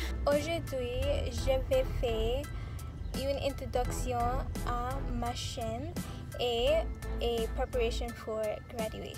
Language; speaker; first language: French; non-native, learner; English